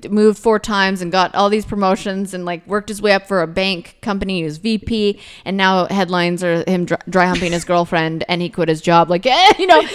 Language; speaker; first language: English; native; English